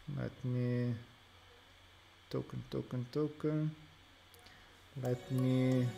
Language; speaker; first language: English; non-native, learner; Portuguese